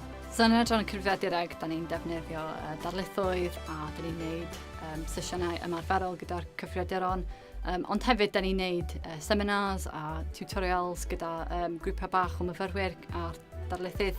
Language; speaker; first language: Welsh; non-native, local second language; English